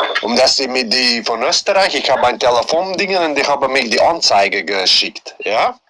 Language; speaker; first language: German; non-native, learner; Dutch